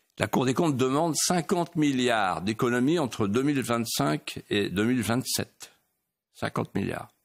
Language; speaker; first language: French; native; French